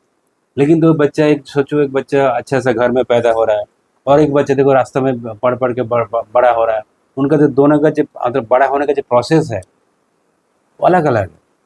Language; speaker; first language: Hindi; non-native, local second language; Bangla